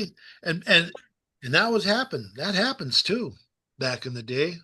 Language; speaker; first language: English; native; English